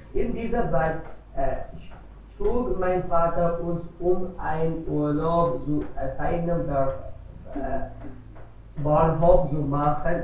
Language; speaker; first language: German; non-native, learner; Kannada